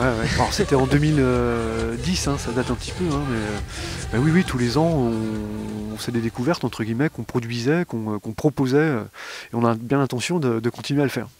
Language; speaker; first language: French; native; French